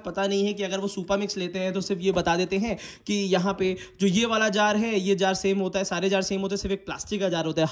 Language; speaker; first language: Hindi; native; Hindi